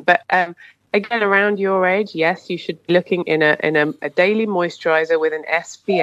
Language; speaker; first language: English; native; English